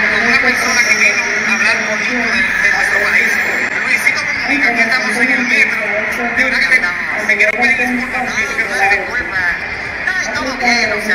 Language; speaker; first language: Spanish; native; Spanish